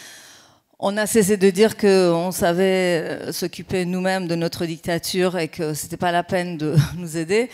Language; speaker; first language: French; non-native, fluent; Persian